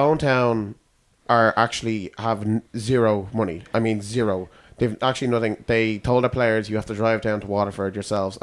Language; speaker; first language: English; native; English